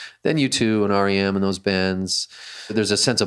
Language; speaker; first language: English; native; English